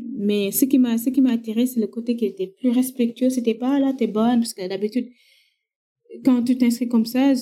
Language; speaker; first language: French; non-native, local second language; Wolof